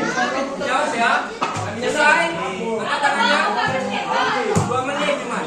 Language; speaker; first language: Indonesian; native; Indonesian